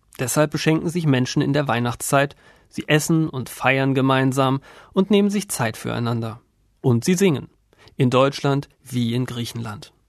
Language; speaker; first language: German; native; German